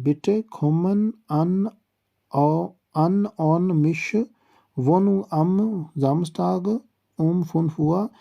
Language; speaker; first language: German; non-native, learner; Urdu